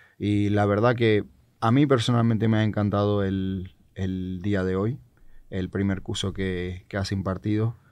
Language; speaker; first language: Spanish; non-native, fluent; Georgian